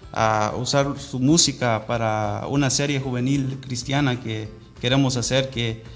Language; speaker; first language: Spanish; early bilingual, heritage; Spanish